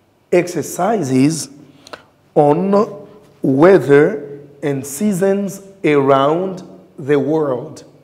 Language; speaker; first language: English; non-native, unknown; Lingala